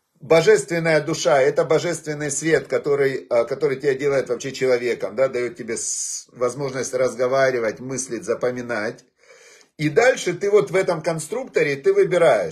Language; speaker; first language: Russian; native; Russian